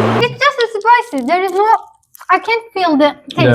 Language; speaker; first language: English; non-native, learner; Turkish